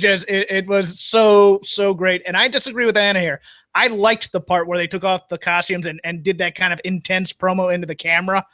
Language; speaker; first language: English; native; English